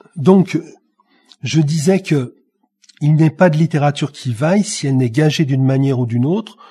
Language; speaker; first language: French; native; French